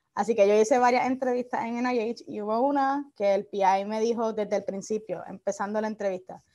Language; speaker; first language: Spanish; native; Spanish